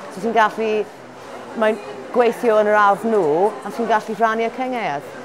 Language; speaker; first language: Welsh; non-native, learner; English